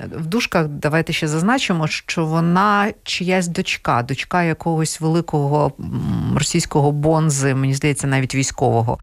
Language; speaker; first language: Ukrainian; non-native, local second language; Russian